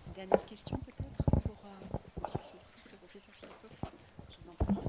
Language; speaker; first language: French; native; French